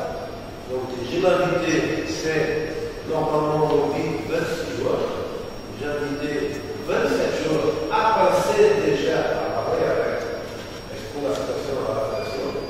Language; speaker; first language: French; non-native, learner; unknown